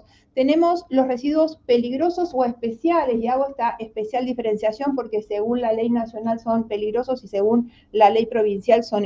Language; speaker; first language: Spanish; native; Spanish